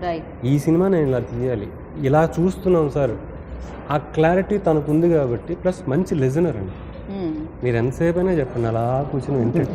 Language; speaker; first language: Telugu; native; Telugu